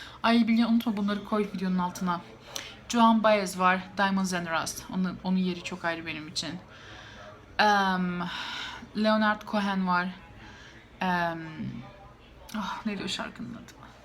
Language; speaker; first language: Turkish; native; Turkish